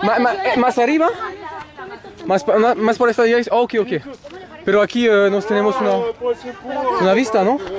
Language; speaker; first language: Spanish; non-native, learner; French